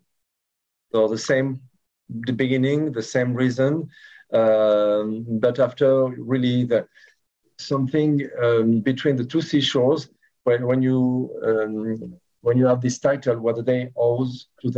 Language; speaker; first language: English; non-native, learner; French